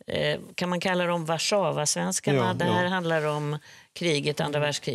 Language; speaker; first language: Swedish; native; Swedish